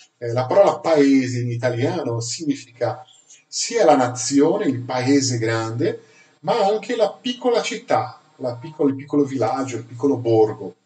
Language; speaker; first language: Italian; non-native, fluent; Portuguese